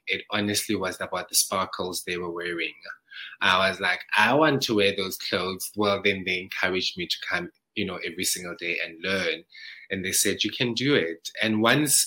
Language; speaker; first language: English; non-native, local second language; Zulu